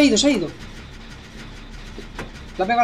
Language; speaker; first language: Spanish; native; Spanish